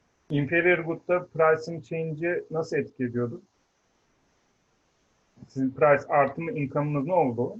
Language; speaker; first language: Turkish; native; Turkish